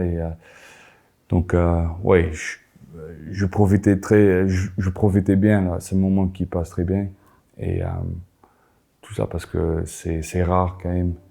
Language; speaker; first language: French; non-native, fluent; Afrikaans